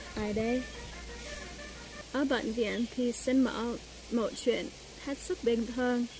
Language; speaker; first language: Vietnamese; non-native, learner; English